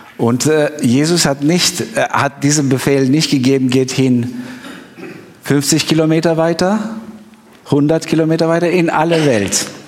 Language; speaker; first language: German; non-native, fluent; Albanian